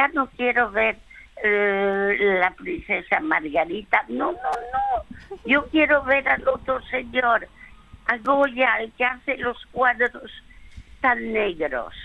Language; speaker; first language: Spanish; early bilingual, other home language; French